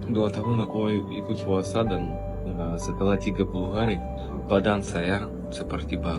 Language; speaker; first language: Indonesian; non-native, learner; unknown